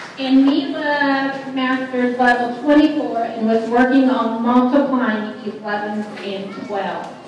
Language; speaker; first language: English; native; English